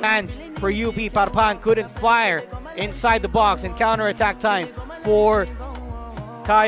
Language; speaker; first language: English; non-native, local second language; Filipino